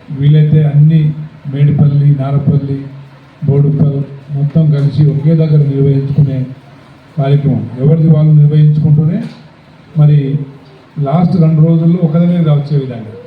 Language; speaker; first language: Telugu; non-native, local second language; Lambadi